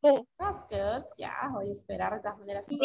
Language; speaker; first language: Spanish; native; Spanish